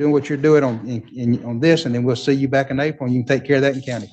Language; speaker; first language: English; native; English